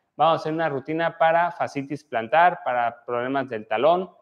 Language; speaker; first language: Spanish; native; Spanish